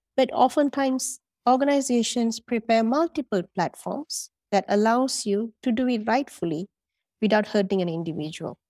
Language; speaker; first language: English; non-native, local second language; Tamil